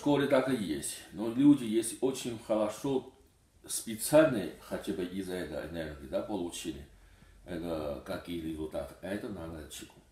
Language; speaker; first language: Russian; non-native, learner; Chinese